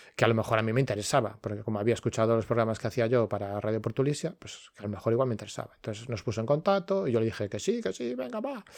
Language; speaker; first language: Spanish; non-native, local second language; Galician